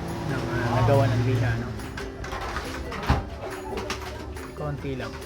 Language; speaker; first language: Filipino; native; Filipino